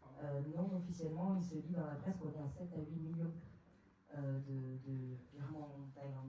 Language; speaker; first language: French; native; French